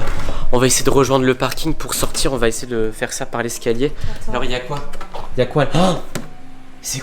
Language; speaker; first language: French; native; French